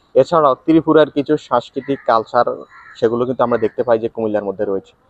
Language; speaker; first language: Bangla; native; Bangla